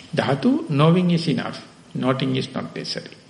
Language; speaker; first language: English; non-native, local second language; Sinhala